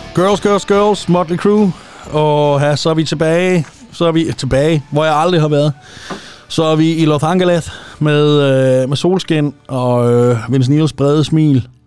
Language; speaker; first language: Danish; native; Danish